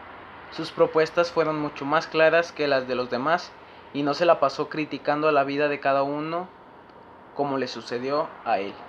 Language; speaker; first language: Spanish; native; Spanish